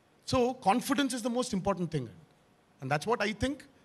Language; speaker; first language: English; non-native, local second language; Telugu